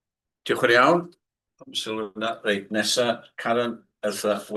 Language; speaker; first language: Welsh; non-native, learner; English